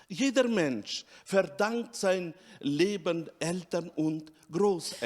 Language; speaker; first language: German; non-native, fluent; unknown